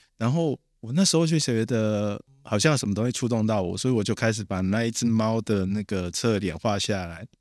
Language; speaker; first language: Chinese; native; Chinese